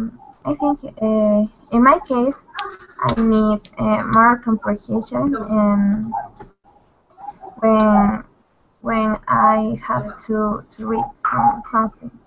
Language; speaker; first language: English; non-native, learner; Spanish